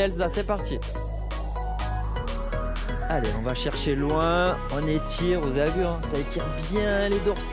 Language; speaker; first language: French; native; French